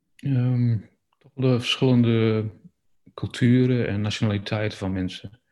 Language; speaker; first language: Dutch; native; Dutch